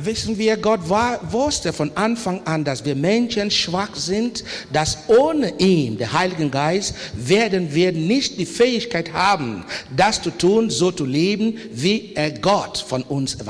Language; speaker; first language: German; non-native, learner; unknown